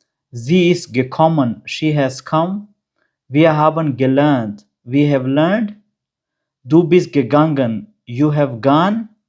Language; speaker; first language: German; non-native, fluent; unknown